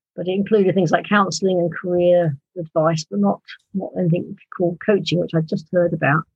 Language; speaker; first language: English; native; English